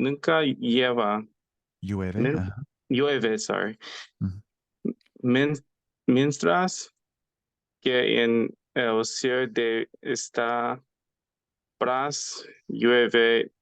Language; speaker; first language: Spanish; non-native, learner; English